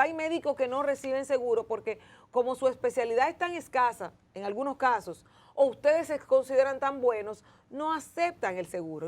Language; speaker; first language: Spanish; native; Spanish